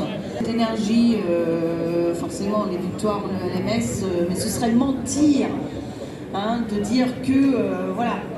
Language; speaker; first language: French; native; French